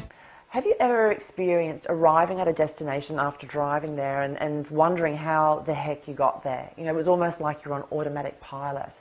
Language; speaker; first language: English; native; English